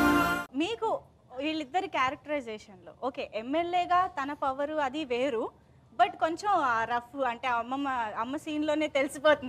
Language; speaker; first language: Telugu; native; Telugu